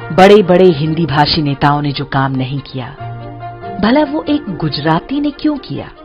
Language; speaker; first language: Hindi; native; Hindi